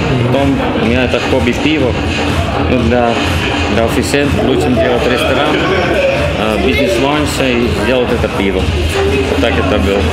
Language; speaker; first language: Russian; non-native, learner; Dutch